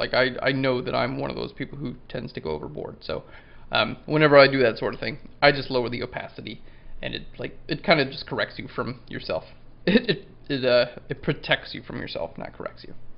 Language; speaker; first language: English; native; English